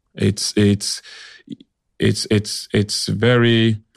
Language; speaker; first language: English; early bilingual, other home language; French